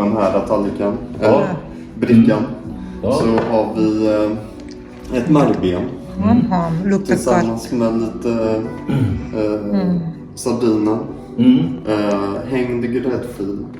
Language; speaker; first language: Swedish; native; Swedish